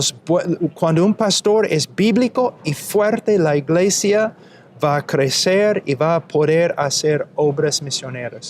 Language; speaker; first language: Spanish; non-native, fluent; English